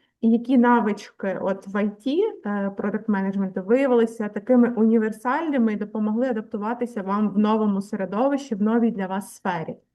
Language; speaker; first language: Ukrainian; native; Ukrainian